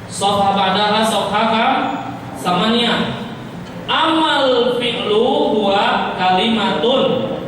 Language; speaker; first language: Arabic; non-native, fluent; Indonesian